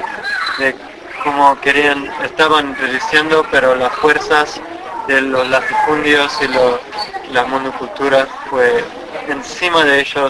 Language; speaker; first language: Spanish; non-native, fluent; English